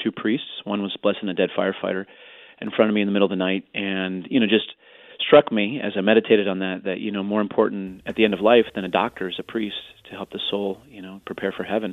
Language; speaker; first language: English; native; English